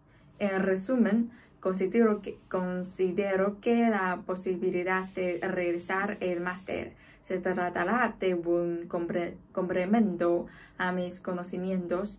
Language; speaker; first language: Spanish; non-native, fluent; Chinese